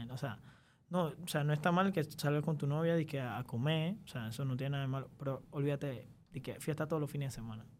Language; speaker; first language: Spanish; early bilingual, other home language; Chinese